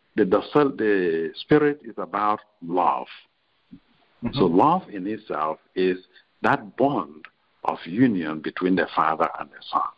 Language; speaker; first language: English; non-native, local second language; Igbo